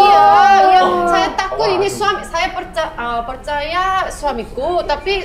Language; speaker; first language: Indonesian; non-native, learner; Korean